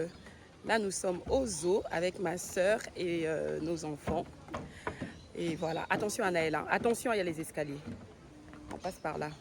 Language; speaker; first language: French; native; French